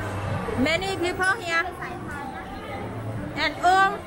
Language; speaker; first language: English; non-native, learner; Thai